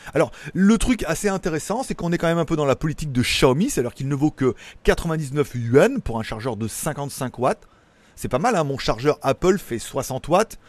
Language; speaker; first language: French; native; French